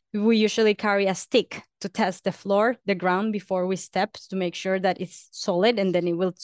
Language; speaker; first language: English; non-native, fluent; Spanish